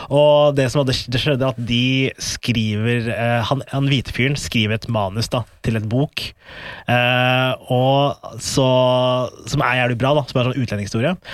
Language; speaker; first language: Norwegian; early bilingual, other home language; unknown